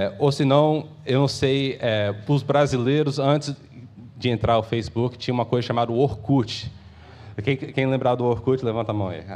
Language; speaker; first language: Portuguese; early bilingual, heritage; English